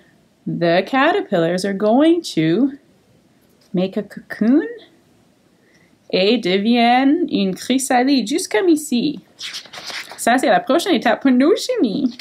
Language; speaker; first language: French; non-native, fluent; English